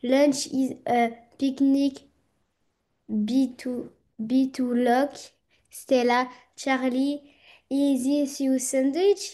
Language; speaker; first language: English; non-native, learner; French